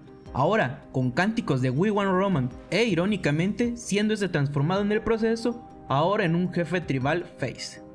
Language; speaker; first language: Spanish; native; Spanish